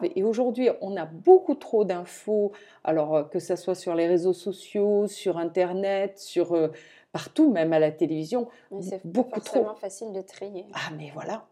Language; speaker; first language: French; native; French